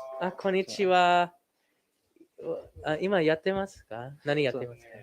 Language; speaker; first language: Japanese; non-native, fluent; English